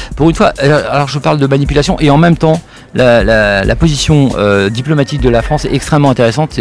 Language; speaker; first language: French; native; French